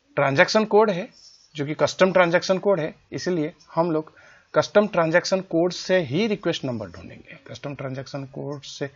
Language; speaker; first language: Hindi; native; Hindi